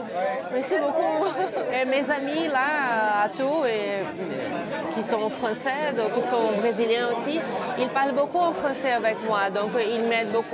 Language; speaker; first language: French; non-native, learner; Portuguese